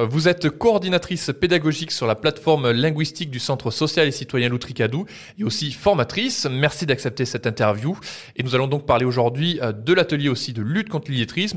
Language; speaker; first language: French; native; French